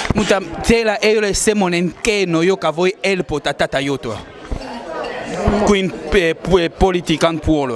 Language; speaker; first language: Finnish; non-native, fluent; Lingala